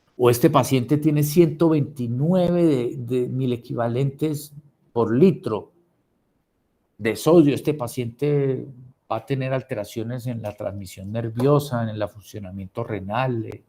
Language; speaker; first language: Spanish; native; Spanish